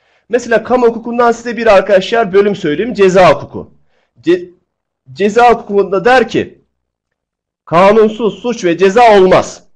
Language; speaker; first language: Turkish; native; Turkish